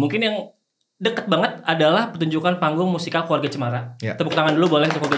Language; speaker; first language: Indonesian; native; Indonesian